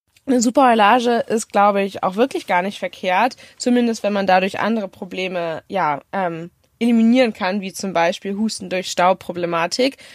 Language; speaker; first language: German; native; German